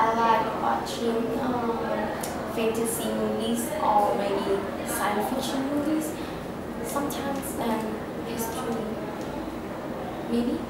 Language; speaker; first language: English; non-native, learner; Vietnamese